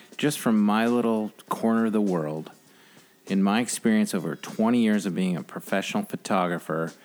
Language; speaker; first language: English; native; English